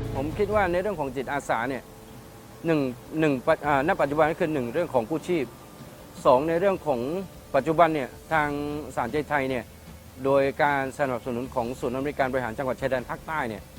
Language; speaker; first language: Thai; native; Thai